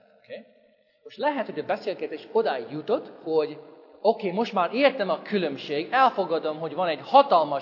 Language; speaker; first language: Hungarian; non-native, fluent; English